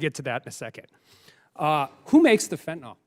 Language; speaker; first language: English; native; English